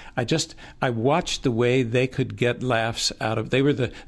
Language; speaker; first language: English; native; English